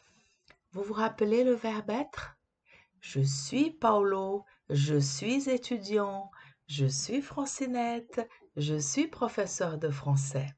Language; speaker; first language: French; non-native, fluent; Portuguese